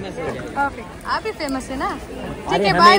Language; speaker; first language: Hindi; non-native, local second language; Kannada